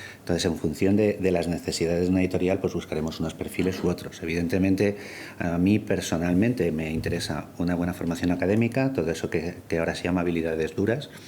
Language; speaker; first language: Spanish; native; Spanish